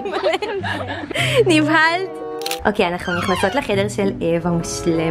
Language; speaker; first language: Hebrew; native; Hebrew